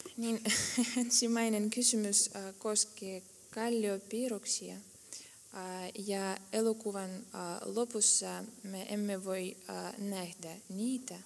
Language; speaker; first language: Finnish; non-native, fluent; Russian